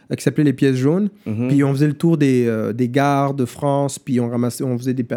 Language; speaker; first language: French; non-native, local second language; German